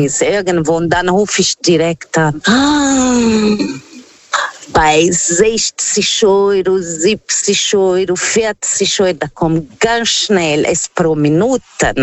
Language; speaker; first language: German; non-native, learner; Portuguese